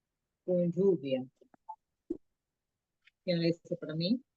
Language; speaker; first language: Spanish; non-native, learner; Portuguese